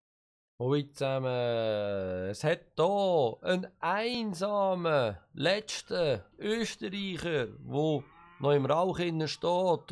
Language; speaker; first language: German; native; German